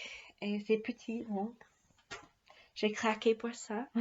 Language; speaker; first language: French; non-native, fluent; English